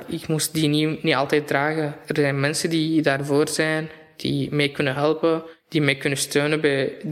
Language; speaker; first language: Dutch; non-native, fluent; Arabic